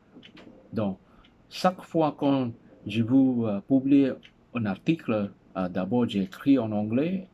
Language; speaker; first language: French; non-native, learner; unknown